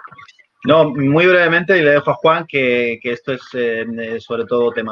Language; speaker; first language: Spanish; native; Spanish